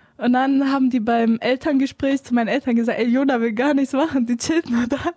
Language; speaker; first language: German; early bilingual, other home language; Albanian